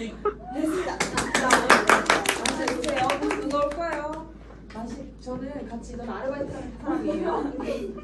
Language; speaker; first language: Korean; non-native, learner; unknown